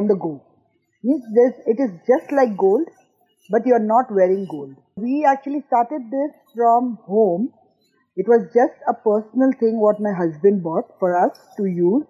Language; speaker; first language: English; non-native, local second language; Gujarati